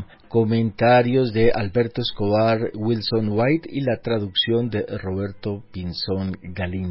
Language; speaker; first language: Spanish; native; Spanish